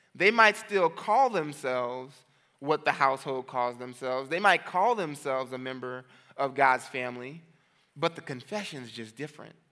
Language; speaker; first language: English; native; English